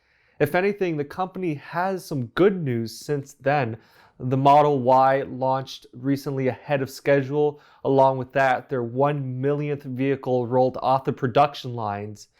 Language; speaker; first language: English; native; English